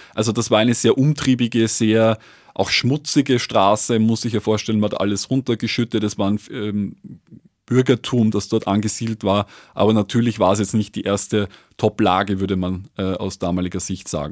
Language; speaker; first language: German; native; German